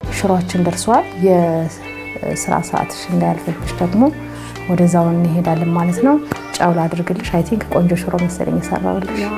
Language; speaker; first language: Amharic; native; Amharic